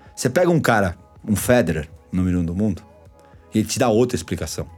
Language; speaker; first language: Portuguese; early bilingual, other home language; Spanish